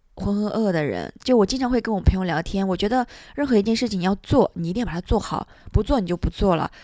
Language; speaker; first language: Chinese; native; Chinese